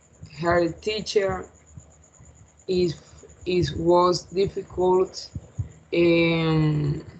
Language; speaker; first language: English; non-native, learner; Spanish